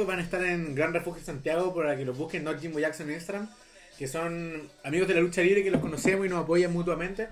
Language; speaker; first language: Spanish; native; Spanish